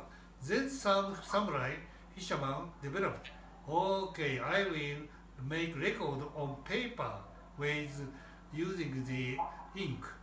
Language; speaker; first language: English; non-native, learner; Japanese